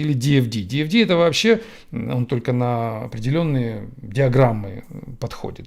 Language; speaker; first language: Russian; native; Russian